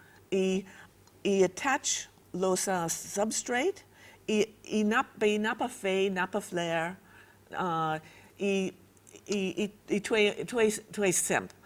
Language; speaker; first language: Haitian Creole; non-native, fluent; English